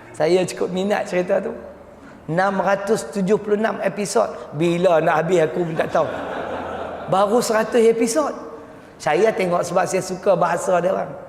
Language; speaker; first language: Malay; native; Malay